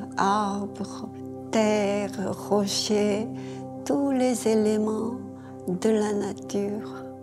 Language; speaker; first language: French; non-native, fluent; Korean